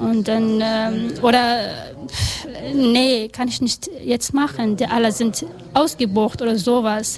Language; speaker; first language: German; non-native, learner; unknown